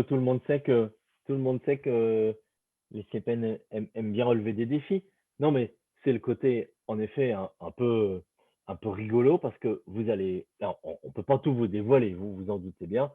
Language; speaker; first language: French; native; French